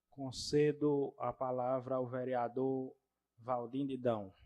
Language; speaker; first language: Portuguese; native; Portuguese